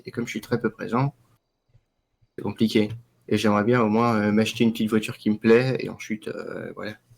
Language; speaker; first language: French; native; French